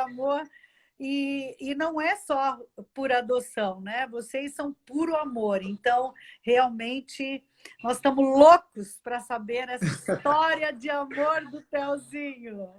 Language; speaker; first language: Portuguese; native; Portuguese